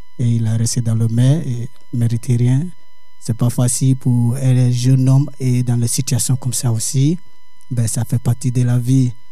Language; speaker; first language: French; non-native, learner; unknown